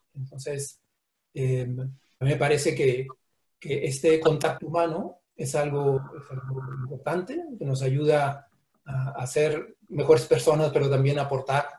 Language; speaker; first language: Spanish; native; Spanish